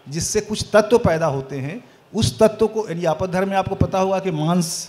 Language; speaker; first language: Hindi; native; Hindi